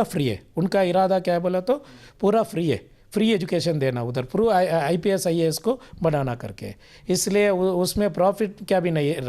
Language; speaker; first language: Hindi; non-native, local second language; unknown